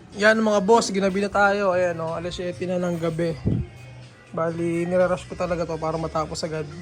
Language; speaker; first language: Filipino; native; Filipino